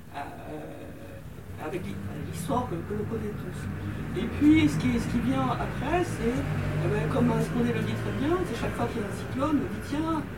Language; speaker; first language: French; native; French